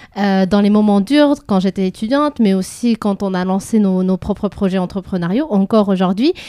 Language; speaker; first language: French; native; French